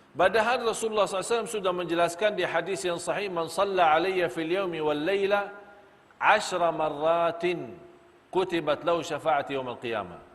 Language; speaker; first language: Malay; non-native, fluent; Arabic